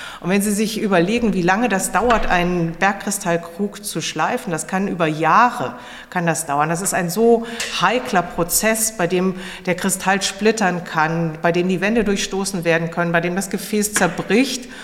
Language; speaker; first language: German; native; German